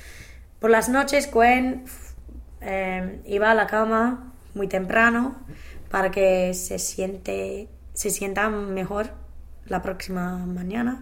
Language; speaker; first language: Spanish; non-native, learner; English